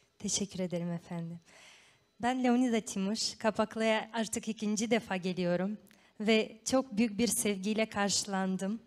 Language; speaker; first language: Turkish; non-native, fluent; Romanian